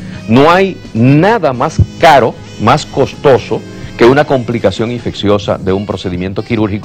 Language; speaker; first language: Spanish; native; Spanish